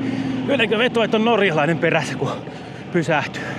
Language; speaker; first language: Finnish; native; Finnish